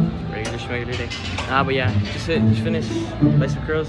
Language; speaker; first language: English; early bilingual, other home language; Spanish